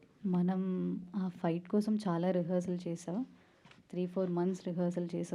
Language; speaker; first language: Telugu; non-native, learner; Malayalam